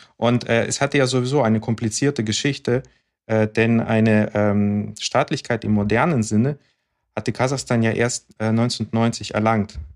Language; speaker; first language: German; early bilingual, other home language; Russian